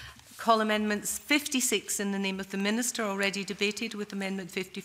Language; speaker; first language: English; native; English